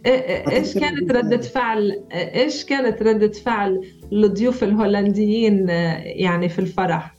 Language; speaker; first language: Arabic; native; Arabic